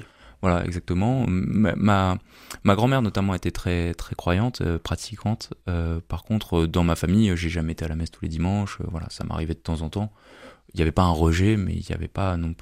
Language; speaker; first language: French; native; French